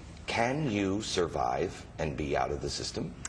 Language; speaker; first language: English; native; English